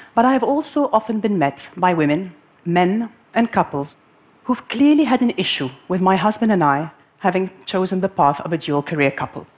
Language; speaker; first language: English; non-native, fluent; Arabic